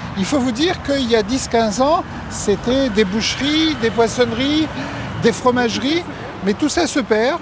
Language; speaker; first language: French; native; French